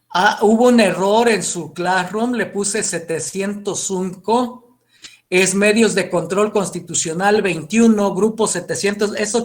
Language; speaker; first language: Spanish; native; Spanish